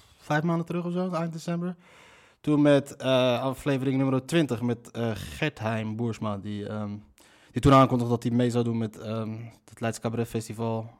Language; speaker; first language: Dutch; early bilingual, other home language; Riffian